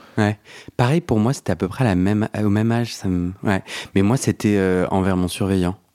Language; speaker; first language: French; native; French